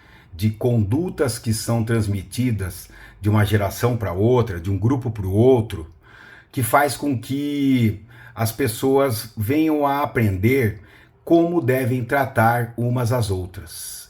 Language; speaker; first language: Portuguese; native; Portuguese